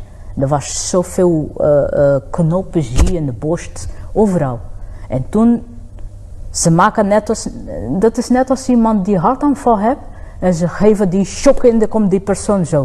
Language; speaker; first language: Dutch; non-native, fluent; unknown